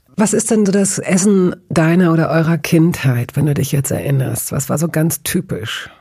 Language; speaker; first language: German; native; German